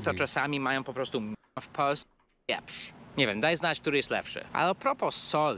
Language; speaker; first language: Polish; non-native, fluent; English